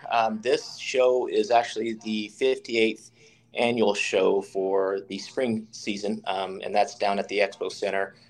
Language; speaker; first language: English; native; English